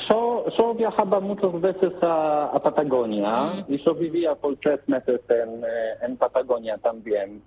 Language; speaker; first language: Spanish; non-native, learner; Polish